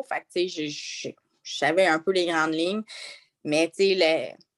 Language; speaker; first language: French; native; French